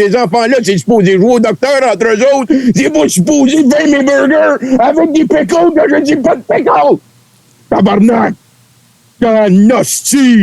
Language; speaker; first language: French; native; French